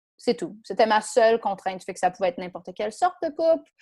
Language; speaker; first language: French; native; French